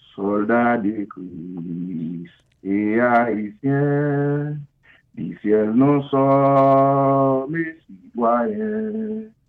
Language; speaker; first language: French; non-native, local second language; Haitian Creole